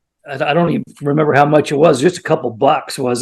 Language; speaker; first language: English; native; English